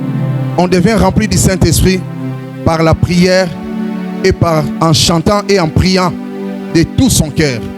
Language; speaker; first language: French; non-native, local second language; Lingala